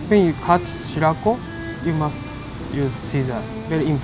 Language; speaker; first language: English; non-native, learner; Japanese